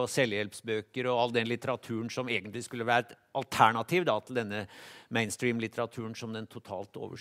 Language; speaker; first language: Norwegian; native; Norwegian